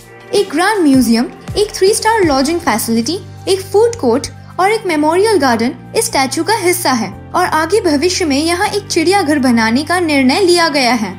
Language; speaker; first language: Hindi; native; Hindi